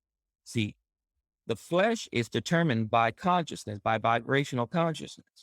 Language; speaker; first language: English; native; English